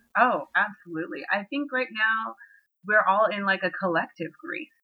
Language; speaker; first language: English; native; English